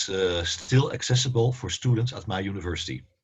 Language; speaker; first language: English; non-native, fluent; Dutch